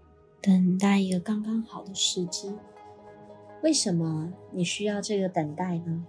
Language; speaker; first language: Chinese; native; Chinese